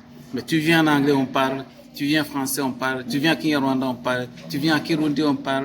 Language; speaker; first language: French; non-native, local second language; Kinyarwanda